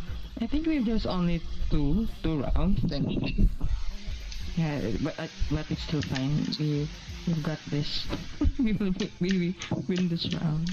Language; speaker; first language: English; non-native, local second language; Filipino